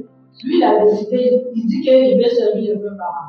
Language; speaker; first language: French; non-native, local second language; Kongo